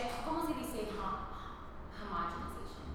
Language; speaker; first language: Spanish; non-native, learner; English